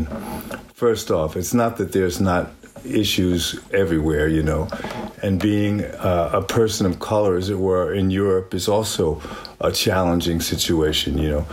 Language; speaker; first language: English; native; English